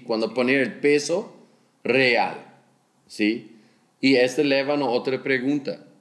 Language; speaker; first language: Spanish; non-native, learner; Dutch